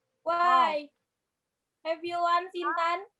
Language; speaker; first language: English; non-native, learner; Indonesian